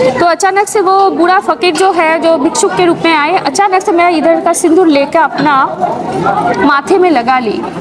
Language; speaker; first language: Hindi; non-native, local second language; Bangla